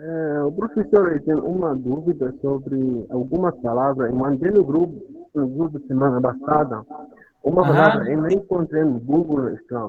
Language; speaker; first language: Portuguese; non-native, learner; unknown